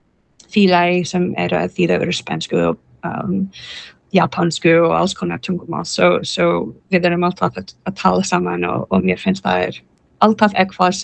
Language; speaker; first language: Icelandic; non-native, learner; English